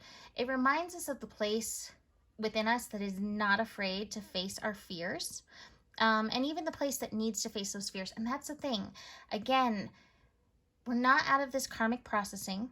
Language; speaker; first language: English; native; English